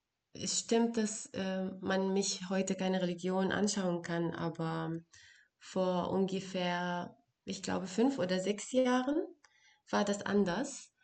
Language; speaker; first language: German; non-native, fluent; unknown